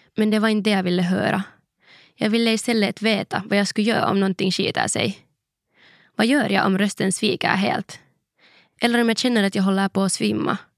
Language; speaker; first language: Swedish; native; Swedish